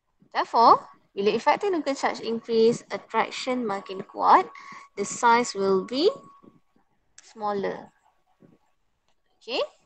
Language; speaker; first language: English; non-native, local second language; Malay